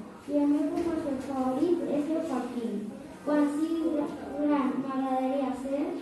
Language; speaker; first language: Catalan; non-native, local second language; Spanish